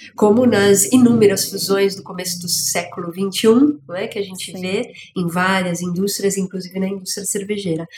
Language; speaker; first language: Portuguese; native; Portuguese